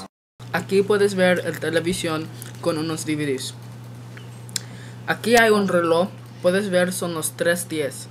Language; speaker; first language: Spanish; non-native, learner; English